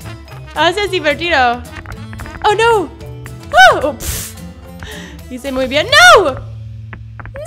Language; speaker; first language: Spanish; non-native, learner; English